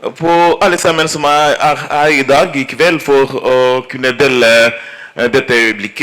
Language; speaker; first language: Swedish; non-native, learner; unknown